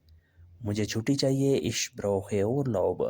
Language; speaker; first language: German; non-native, learner; Urdu